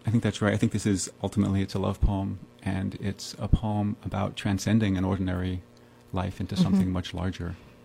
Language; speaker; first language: English; native; English